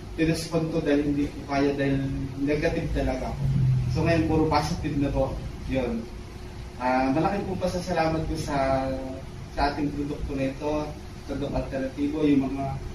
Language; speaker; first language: Filipino; native; Filipino